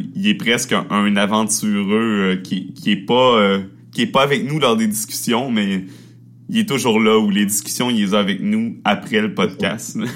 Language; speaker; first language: French; native; French